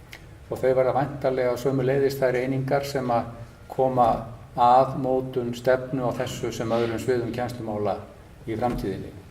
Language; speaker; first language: Icelandic; native; Icelandic